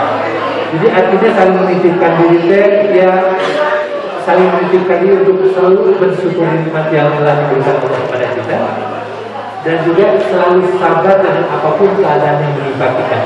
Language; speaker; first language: Indonesian; non-native, local second language; Sundanese